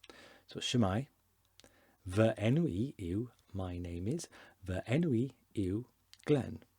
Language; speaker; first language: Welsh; non-native, learner; English